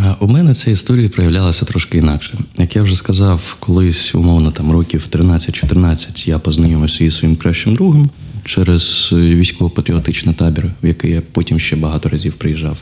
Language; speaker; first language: Ukrainian; non-native, local second language; Russian